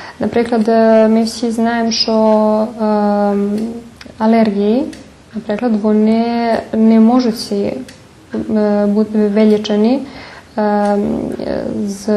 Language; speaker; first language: Ukrainian; early bilingual, heritage; Ukrainian